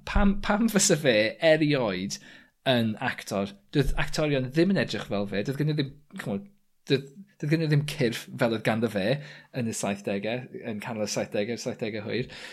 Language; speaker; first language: Welsh; native; Welsh